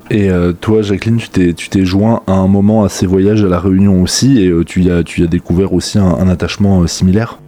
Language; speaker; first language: French; native; French